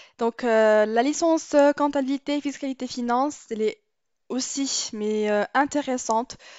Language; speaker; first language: French; non-native, local second language; Arabic